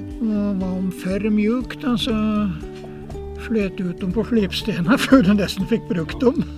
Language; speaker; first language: Norwegian; native; Norwegian